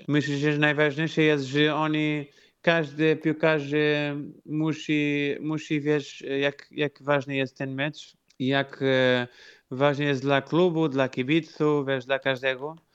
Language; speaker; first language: Polish; non-native, fluent; Portuguese